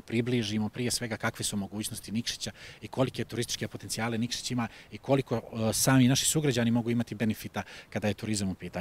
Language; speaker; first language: Croatian; native; Croatian